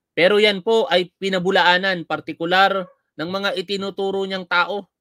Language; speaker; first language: Filipino; native; Filipino